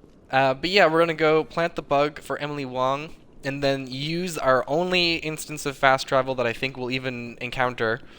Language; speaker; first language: English; native; English